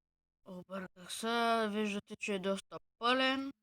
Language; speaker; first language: Bulgarian; native; Bulgarian